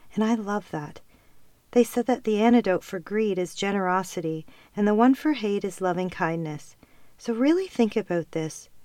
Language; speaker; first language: English; native; English